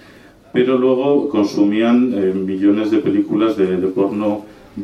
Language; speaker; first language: Spanish; native; Spanish